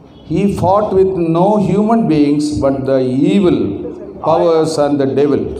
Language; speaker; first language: English; non-native, local second language; Telugu